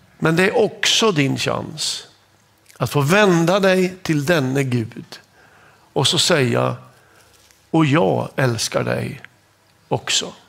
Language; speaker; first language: Swedish; native; Swedish